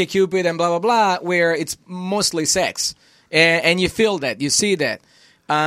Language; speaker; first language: English; non-native, fluent; Italian